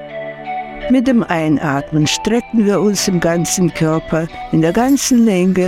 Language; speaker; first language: German; non-native, fluent; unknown